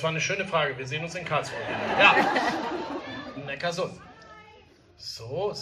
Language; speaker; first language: German; native; German